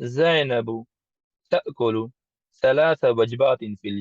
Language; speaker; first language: Arabic; non-native, learner; English